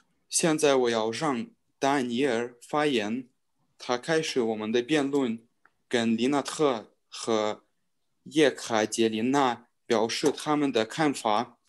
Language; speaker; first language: Chinese; non-native, learner; Russian